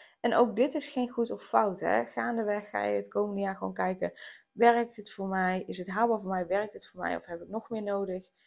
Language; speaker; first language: Dutch; native; Dutch